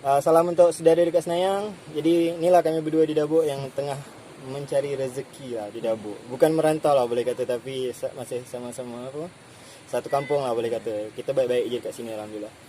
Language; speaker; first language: Malay; native; Malay